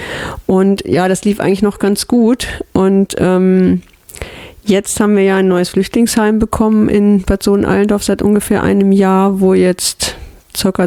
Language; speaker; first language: German; native; German